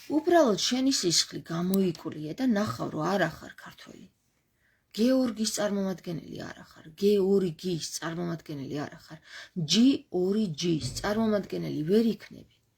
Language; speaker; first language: Georgian; native; Georgian